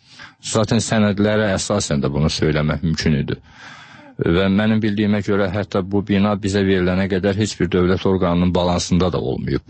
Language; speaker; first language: Azerbaijani; native; Azerbaijani